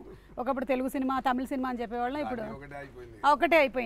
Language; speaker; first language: Telugu; native; Telugu